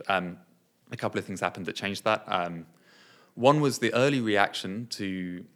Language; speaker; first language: English; native; English